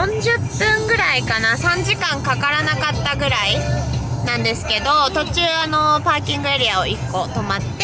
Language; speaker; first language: Japanese; native; Japanese